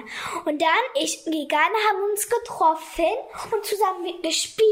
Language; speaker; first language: German; early bilingual, other home language; Kurdish